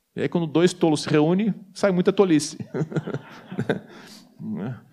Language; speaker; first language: Portuguese; native; Portuguese